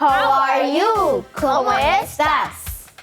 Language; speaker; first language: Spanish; non-native, learner; English